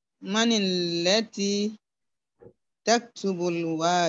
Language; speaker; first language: Arabic; non-native, learner; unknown